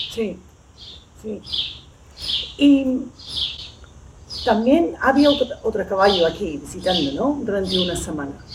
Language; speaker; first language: Spanish; non-native, fluent; English